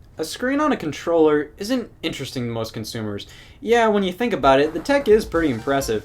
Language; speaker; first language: English; native; English